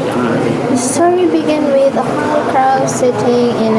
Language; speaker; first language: English; non-native, learner; Indonesian